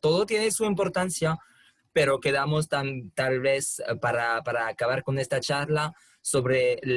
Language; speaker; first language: Spanish; non-native, fluent; French